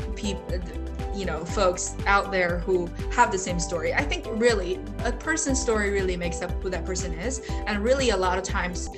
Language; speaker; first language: English; non-native, fluent; Chinese